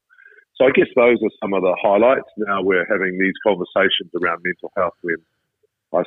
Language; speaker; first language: English; native; English